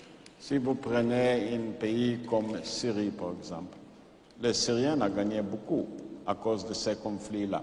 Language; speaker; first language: French; non-native, fluent; Yiddish